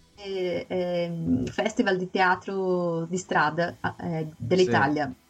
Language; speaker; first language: Italian; non-native, fluent; Portuguese